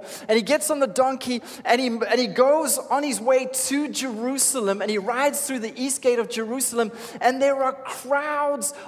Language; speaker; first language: English; native; English